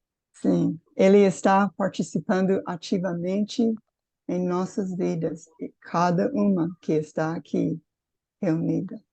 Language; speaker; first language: Portuguese; non-native, fluent; English